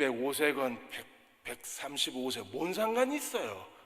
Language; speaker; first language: Korean; native; Korean